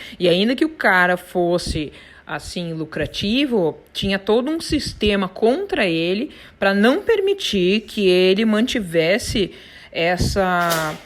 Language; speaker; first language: Portuguese; native; Portuguese